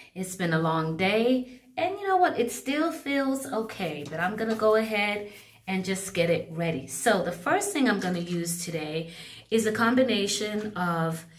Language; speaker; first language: English; native; English